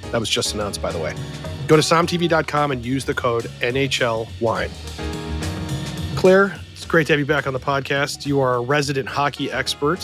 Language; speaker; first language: English; native; English